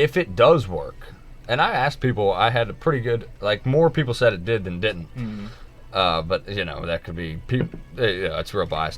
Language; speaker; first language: English; native; English